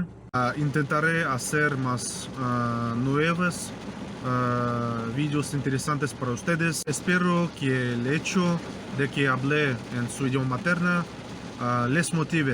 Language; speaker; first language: Spanish; non-native, fluent; Russian